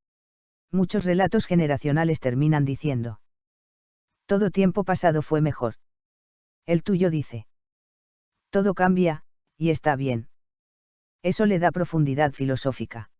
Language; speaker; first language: Spanish; native; Spanish